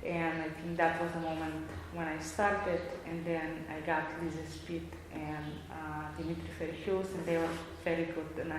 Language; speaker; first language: English; non-native, fluent; Bulgarian